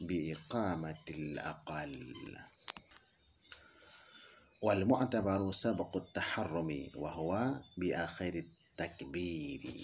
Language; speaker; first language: Arabic; non-native, fluent; Achinese